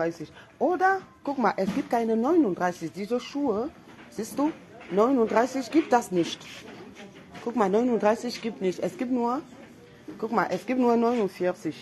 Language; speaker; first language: German; non-native, fluent; French